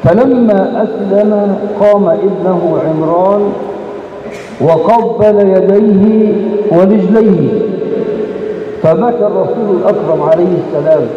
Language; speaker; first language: Arabic; native; Arabic